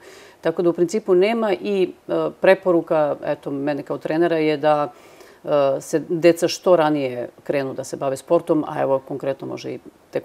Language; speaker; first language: Serbian; native; Serbian